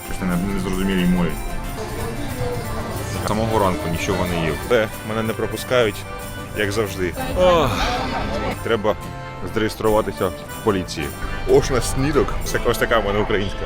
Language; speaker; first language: Ukrainian; native; Ukrainian